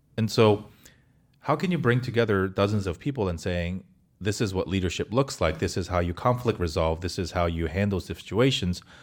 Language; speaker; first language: English; early bilingual, other home language; Korean